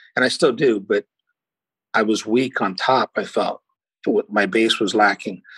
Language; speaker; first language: English; early bilingual, other home language; Portuguese